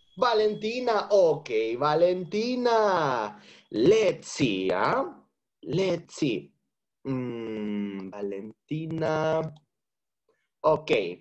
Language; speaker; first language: English; non-native, fluent; Spanish